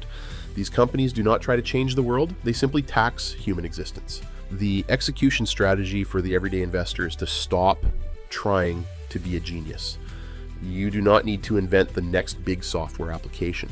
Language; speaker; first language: English; native; English